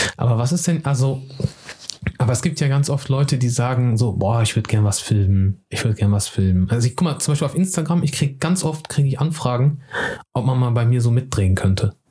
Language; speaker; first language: German; early bilingual, other home language; Turkish